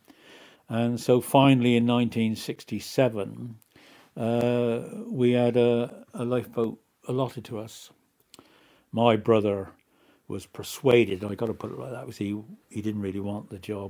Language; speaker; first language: English; native; English